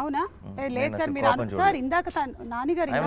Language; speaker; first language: Telugu; native; Telugu